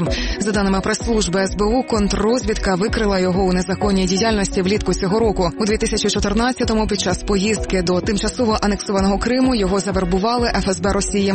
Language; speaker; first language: Ukrainian; native; Ukrainian